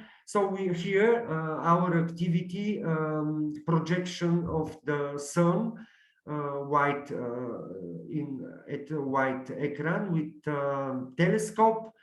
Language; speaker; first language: English; non-native, learner; Bulgarian